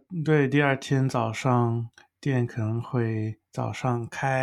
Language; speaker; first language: Chinese; non-native, fluent; English